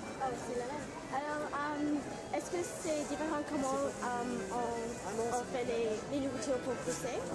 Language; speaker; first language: French; non-native, learner; English